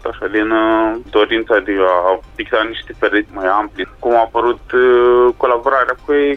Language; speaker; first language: Romanian; native; Romanian